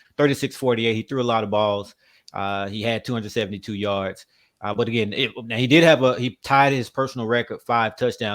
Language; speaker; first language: English; native; English